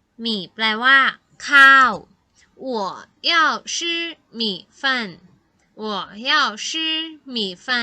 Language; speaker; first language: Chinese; non-native, fluent; Thai